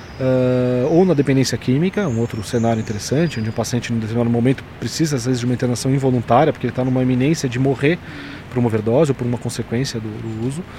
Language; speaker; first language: Portuguese; native; Portuguese